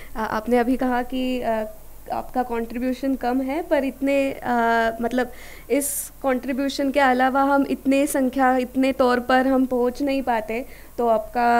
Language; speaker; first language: Hindi; non-native, local second language; Marathi